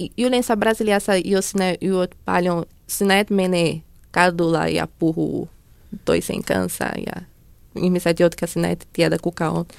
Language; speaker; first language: Finnish; non-native, learner; Portuguese